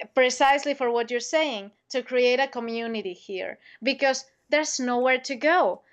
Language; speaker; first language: English; non-native, fluent; Spanish